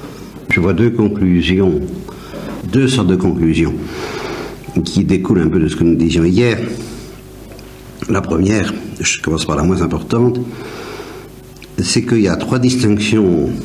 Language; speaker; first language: French; native; French